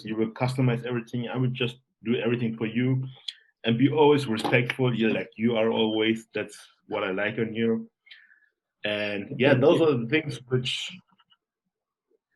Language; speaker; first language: English; non-native, fluent; German